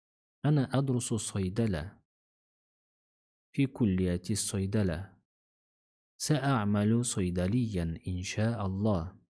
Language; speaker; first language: Arabic; non-native, fluent; Kazakh